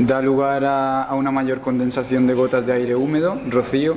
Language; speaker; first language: Spanish; native; Spanish